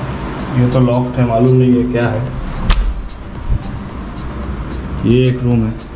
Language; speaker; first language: Hindi; non-native, local second language; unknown